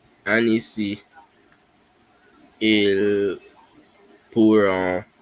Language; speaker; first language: French; non-native, learner; English